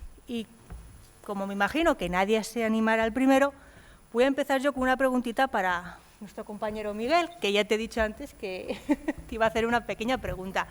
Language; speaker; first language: Spanish; native; Spanish